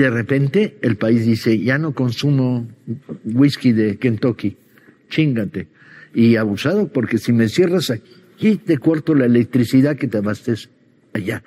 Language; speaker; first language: Spanish; native; Spanish